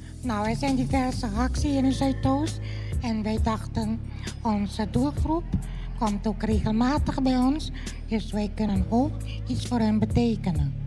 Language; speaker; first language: Dutch; non-native, local second language; Papiamento